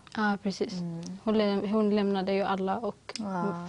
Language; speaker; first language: Swedish; early bilingual, other home language; Tigrinya